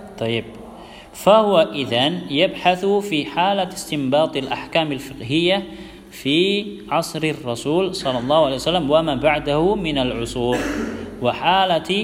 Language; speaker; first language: Arabic; non-native, fluent; Indonesian